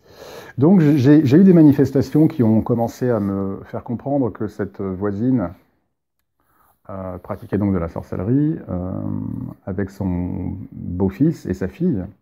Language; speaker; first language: French; native; French